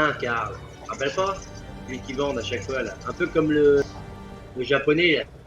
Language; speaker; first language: French; native; French